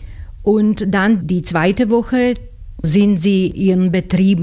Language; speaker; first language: German; non-native, fluent; Slovak